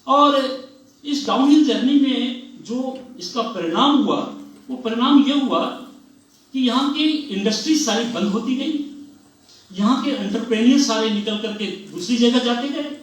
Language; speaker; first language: Hindi; non-native, local second language; Bangla